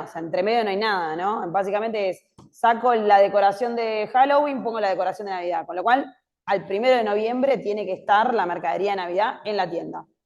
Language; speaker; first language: Spanish; native; Spanish